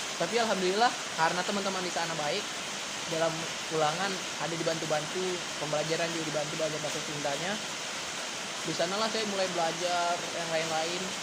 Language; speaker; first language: Indonesian; native; Indonesian